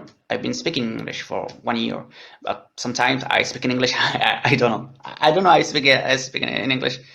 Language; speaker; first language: English; non-native, learner; French